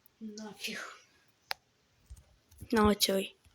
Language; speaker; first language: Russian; non-native, local second language; Ukrainian